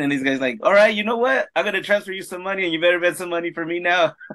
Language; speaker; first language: English; early bilingual, other home language; Spanish